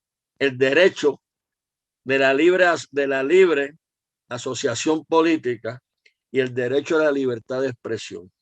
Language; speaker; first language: Spanish; native; Spanish